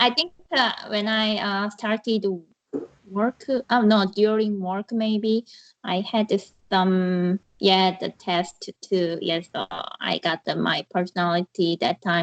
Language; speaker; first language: English; non-native, learner; Korean